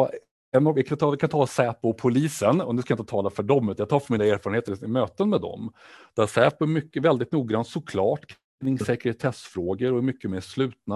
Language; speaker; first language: Swedish; native; Swedish